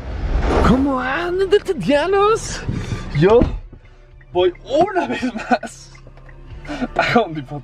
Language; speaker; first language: Spanish; native; Spanish